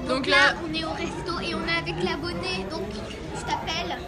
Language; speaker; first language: French; native; French